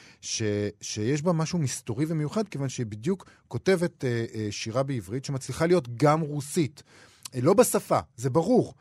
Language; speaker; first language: Hebrew; native; Hebrew